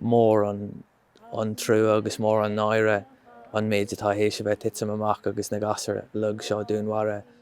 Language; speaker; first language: Irish; non-native, local second language; English